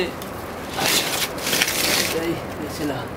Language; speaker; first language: Spanish; native; Spanish